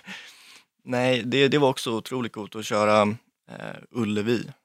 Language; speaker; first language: Swedish; native; Swedish